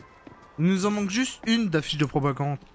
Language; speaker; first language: French; native; French